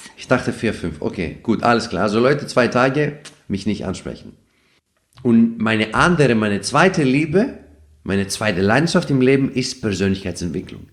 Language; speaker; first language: German; non-native, fluent; Greek